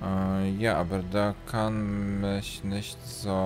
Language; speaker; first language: German; non-native, learner; Polish